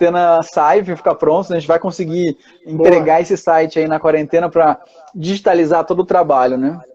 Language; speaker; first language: Portuguese; native; Portuguese